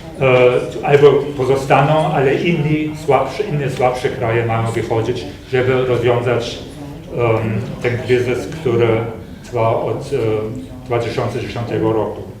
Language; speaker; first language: Polish; non-native, fluent; German